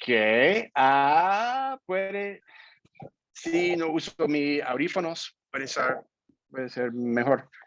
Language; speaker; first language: Spanish; non-native, fluent; English